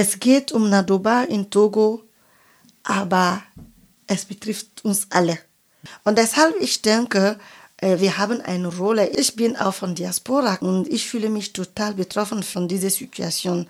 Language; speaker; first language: German; non-native, fluent; French